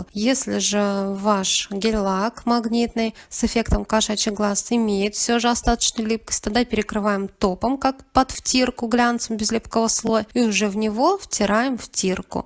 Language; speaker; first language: Russian; native; Russian